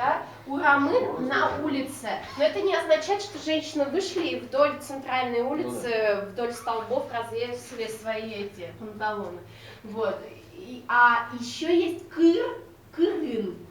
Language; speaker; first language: Russian; non-native, local second language; Udmurt